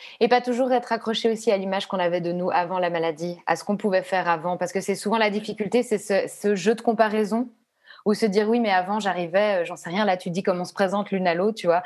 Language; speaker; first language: French; native; French